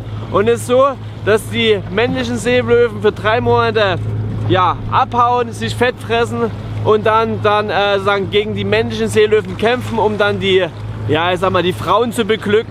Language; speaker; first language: German; native; German